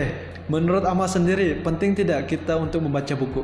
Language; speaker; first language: Indonesian; native; Indonesian